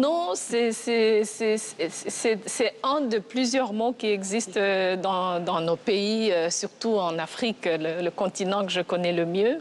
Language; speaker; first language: French; non-native, local second language; Kinyarwanda